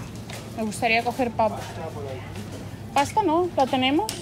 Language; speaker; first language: Spanish; non-native, fluent; Georgian